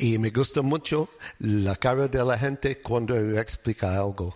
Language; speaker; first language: Spanish; non-native, fluent; English